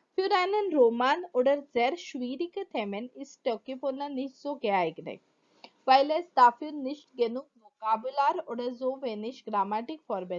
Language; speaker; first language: German; non-native, fluent; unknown